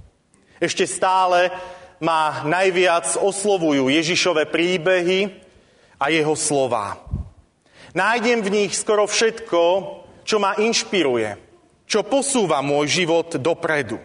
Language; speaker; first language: Slovak; native; Slovak